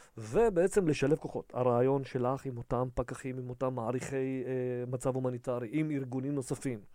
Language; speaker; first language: Hebrew; early bilingual, other home language; Russian